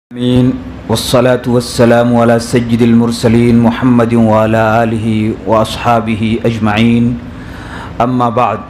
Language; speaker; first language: Arabic; non-native, fluent; Urdu